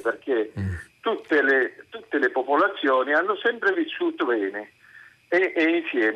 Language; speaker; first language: Italian; non-native, fluent; Arabic